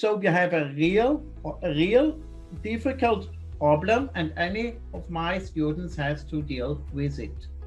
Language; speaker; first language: English; non-native, fluent; German